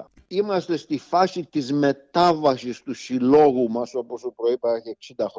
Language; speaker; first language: Greek; native; Greek